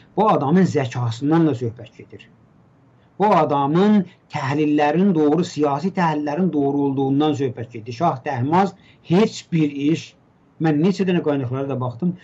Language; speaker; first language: Azerbaijani; native; Azerbaijani